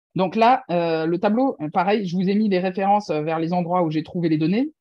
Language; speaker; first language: French; native; French